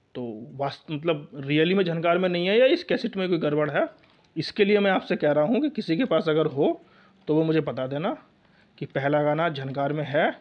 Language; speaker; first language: Hindi; native; Hindi